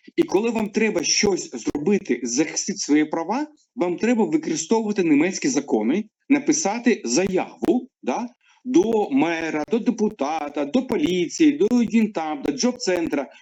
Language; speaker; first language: Ukrainian; non-native, local second language; Russian